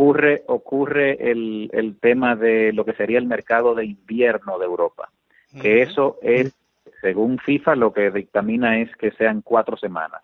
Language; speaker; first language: Spanish; native; Spanish